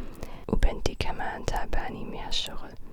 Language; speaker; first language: Arabic; non-native, learner; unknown